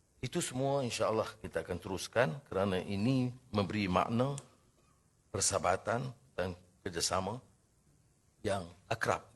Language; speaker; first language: Malay; native; Malay